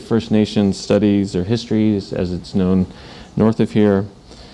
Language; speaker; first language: English; native; English